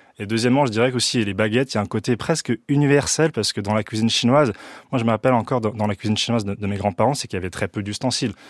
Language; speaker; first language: French; early bilingual, other home language; Chinese